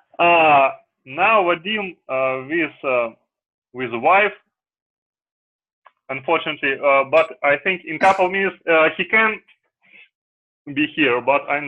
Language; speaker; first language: English; non-native, learner; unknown